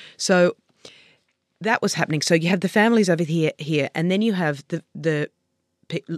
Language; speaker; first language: English; native; English